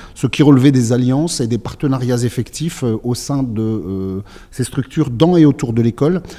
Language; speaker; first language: French; native; French